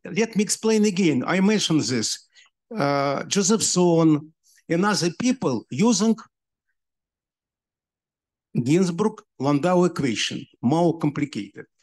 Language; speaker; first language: English; non-native, learner; Russian